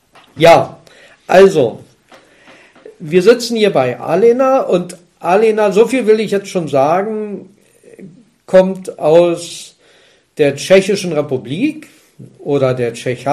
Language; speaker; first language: German; native; German